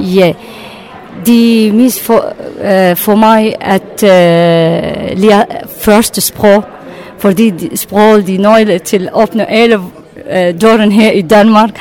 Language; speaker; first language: Danish; non-native, learner; Arabic